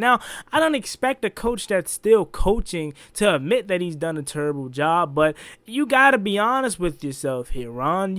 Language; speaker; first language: English; native; English